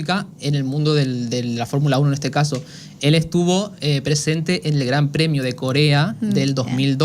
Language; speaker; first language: Spanish; native; Spanish